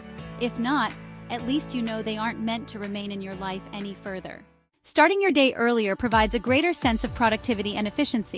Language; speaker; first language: English; native; English